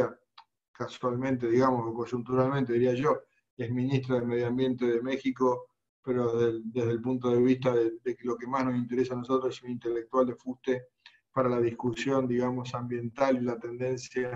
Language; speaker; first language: Spanish; native; Spanish